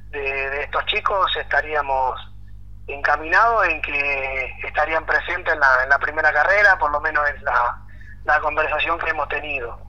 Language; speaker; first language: Spanish; native; Spanish